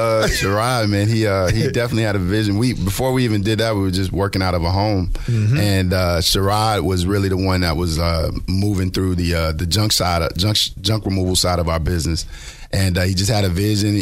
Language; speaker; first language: English; native; English